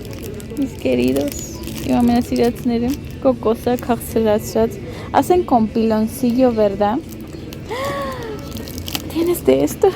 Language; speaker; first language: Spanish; non-native, fluent; Armenian